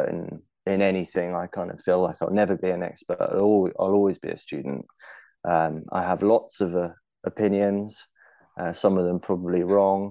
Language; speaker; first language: English; native; English